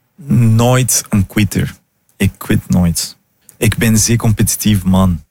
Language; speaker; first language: Dutch; non-native, fluent; Portuguese